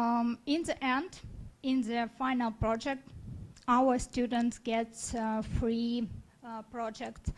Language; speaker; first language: English; non-native, learner; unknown